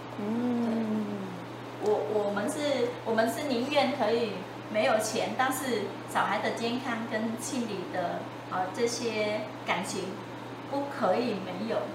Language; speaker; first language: Chinese; non-native, fluent; Vietnamese